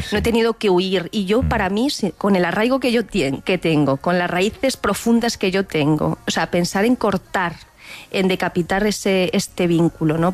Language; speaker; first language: Spanish; native; Spanish